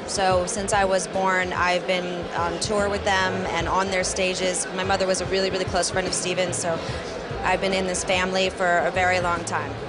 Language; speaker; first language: English; native; English